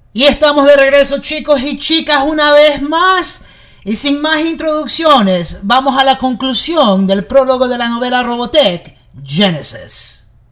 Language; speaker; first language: Spanish; early bilingual, heritage; English